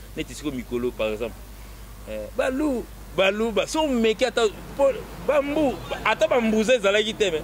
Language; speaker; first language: Lingala; native; Lingala